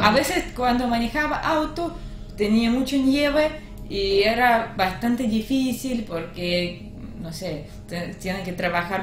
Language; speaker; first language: Spanish; non-native, learner; Russian